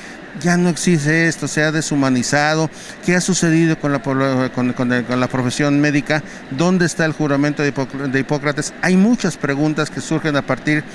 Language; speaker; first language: Spanish; native; Spanish